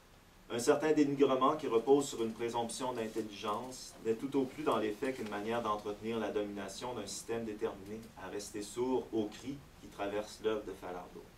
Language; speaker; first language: French; native; French